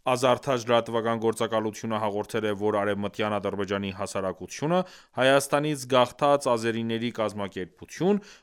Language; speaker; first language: Armenian; early bilingual, heritage; Armenian